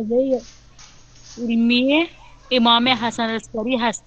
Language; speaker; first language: Persian; non-native, learner; Urdu